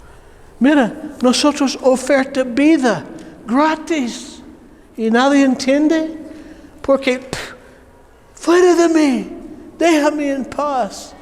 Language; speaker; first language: Spanish; non-native, learner; English